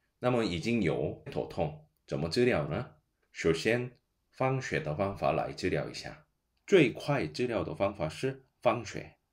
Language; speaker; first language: Chinese; non-native, fluent; Korean